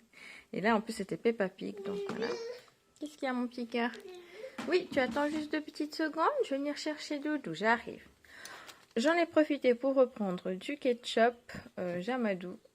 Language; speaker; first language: French; native; French